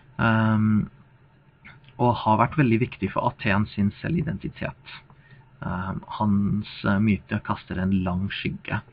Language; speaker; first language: Norwegian; non-native, fluent; English